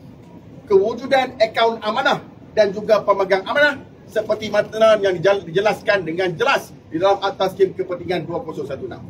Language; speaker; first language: Malay; native; Malay